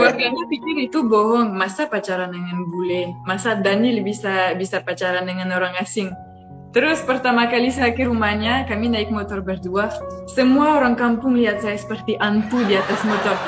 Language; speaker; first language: Indonesian; non-native, fluent; French